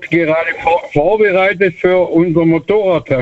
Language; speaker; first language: German; native; German